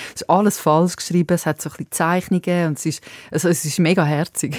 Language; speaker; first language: German; early bilingual, other home language; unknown